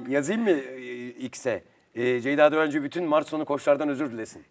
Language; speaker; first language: Turkish; native; Turkish